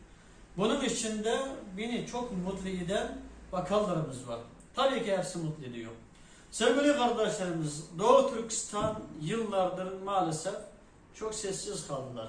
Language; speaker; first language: Turkish; non-native, fluent; Uyghur